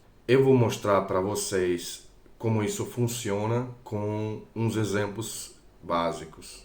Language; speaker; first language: Portuguese; non-native, fluent; Croatian